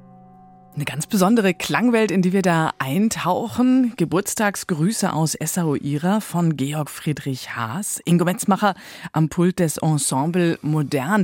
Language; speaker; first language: German; native; German